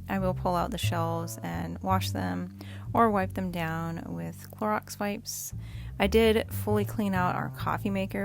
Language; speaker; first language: English; native; English